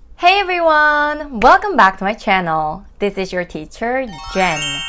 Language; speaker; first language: English; non-native, fluent; Korean